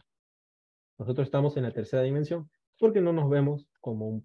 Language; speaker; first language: Spanish; native; Spanish